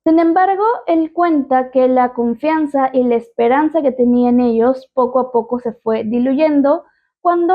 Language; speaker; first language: Spanish; native; Spanish